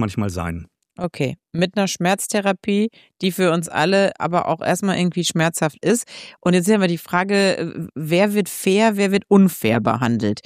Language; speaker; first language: German; native; German